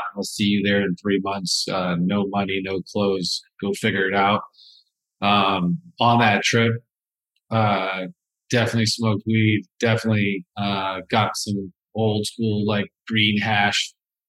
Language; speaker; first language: English; native; English